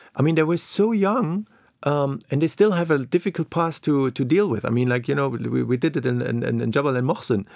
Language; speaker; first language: English; non-native, fluent; German